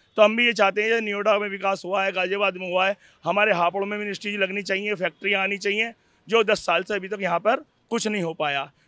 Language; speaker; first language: Hindi; native; Hindi